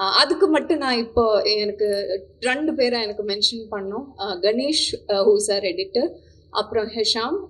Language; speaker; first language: Tamil; non-native, fluent; Malayalam